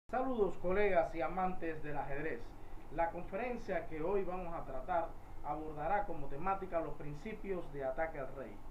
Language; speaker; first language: Spanish; native; Spanish